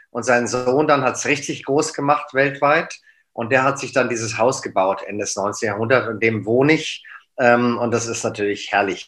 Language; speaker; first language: German; native; German